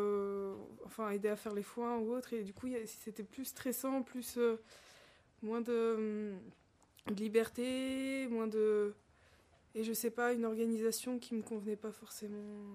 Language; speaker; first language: French; native; French